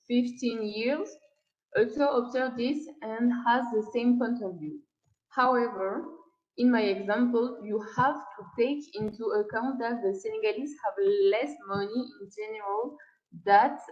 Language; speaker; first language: English; non-native, learner; French